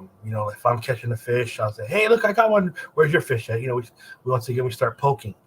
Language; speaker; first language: English; native; English